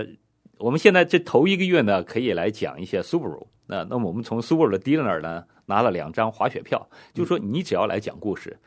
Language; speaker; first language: Chinese; native; Chinese